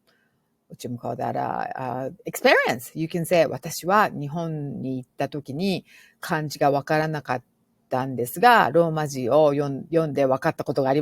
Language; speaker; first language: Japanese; non-native, fluent; English